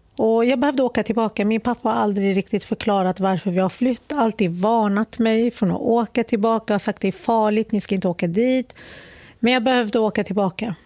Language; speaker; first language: Swedish; early bilingual, other home language; Arabic